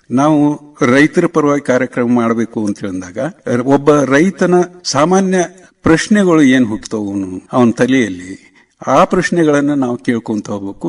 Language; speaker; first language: Kannada; native; Kannada